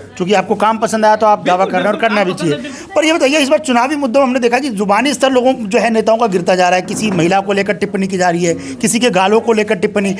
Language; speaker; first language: Hindi; native; Hindi